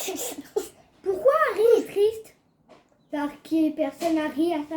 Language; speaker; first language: French; native; French